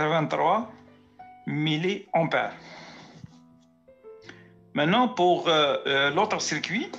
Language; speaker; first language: French; native; French